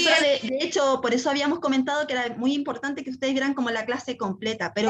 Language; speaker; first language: Spanish; native; Spanish